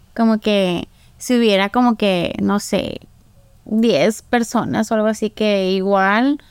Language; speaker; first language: Spanish; early bilingual, heritage; Spanish